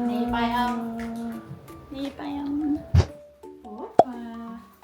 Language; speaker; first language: Korean; non-native, fluent; Turkish